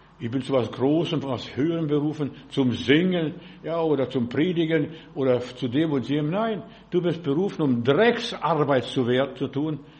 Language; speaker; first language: German; early bilingual, other home language; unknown